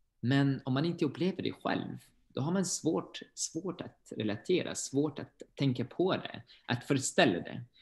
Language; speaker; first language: Swedish; non-native, fluent; Arabic